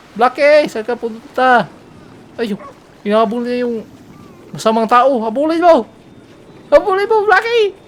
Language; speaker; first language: Filipino; non-native, local second language; Cebuano